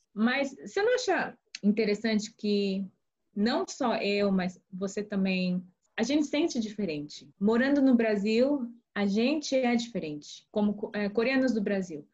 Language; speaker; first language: Portuguese; early bilingual, other home language; Korean